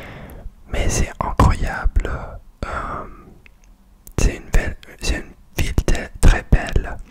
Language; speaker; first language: French; non-native, learner; English